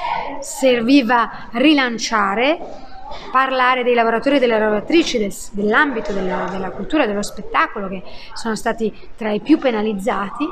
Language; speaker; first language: Italian; native; Italian